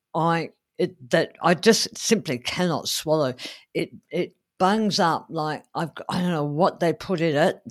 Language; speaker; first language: English; native; English